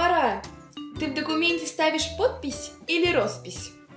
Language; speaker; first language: Russian; native; Russian